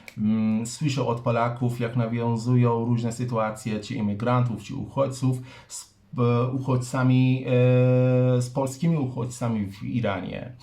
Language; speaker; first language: Polish; non-native, fluent; Persian